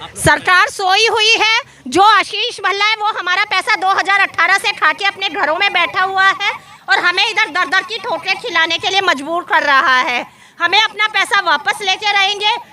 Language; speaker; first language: Hindi; native; Hindi